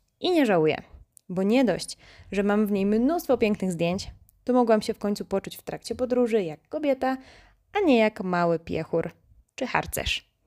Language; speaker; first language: Polish; native; Polish